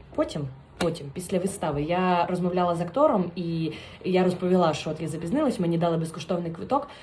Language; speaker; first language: Ukrainian; non-native, local second language; Russian